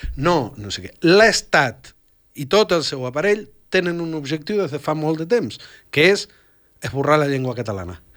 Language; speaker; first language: Catalan; early bilingual, other home language; Spanish